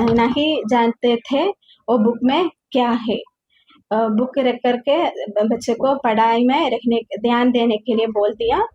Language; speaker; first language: Hindi; non-native, local second language; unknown